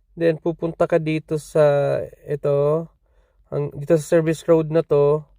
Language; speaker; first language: Filipino; non-native, local second language; Bikol